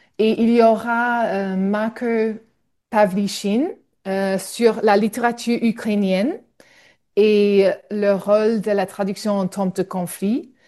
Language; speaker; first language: French; non-native, fluent; English